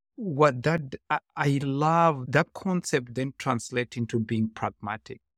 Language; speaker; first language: English; non-native, local second language; Shona